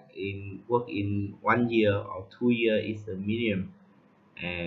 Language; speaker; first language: English; non-native, learner; Vietnamese